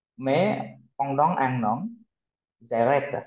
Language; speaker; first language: French; non-native, learner; Khmer